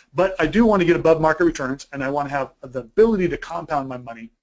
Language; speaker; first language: English; native; English